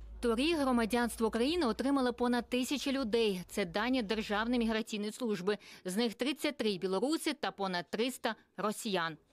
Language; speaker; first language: Ukrainian; native; Ukrainian